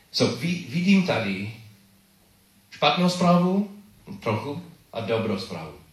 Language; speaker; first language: Czech; non-native, learner; English